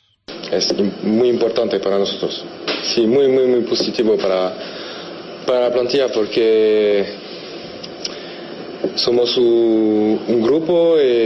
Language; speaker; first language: Spanish; non-native, fluent; French